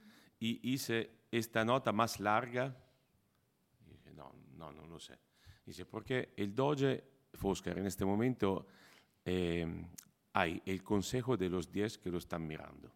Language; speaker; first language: Spanish; non-native, fluent; Italian